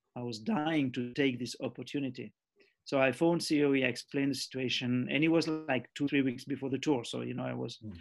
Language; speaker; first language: English; early bilingual, other home language; French